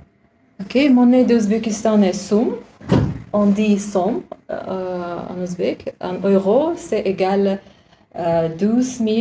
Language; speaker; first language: French; non-native, learner; Uzbek